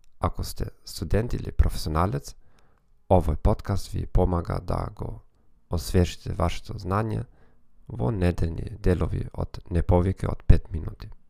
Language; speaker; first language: Macedonian; non-native, learner; German